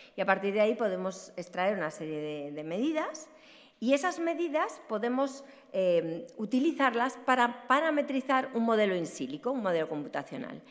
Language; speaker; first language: Spanish; native; Spanish